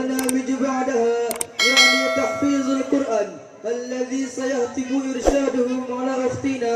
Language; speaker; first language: Arabic; non-native, learner; Indonesian